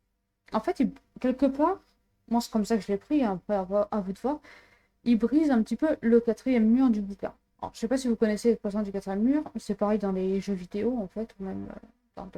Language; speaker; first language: French; native; French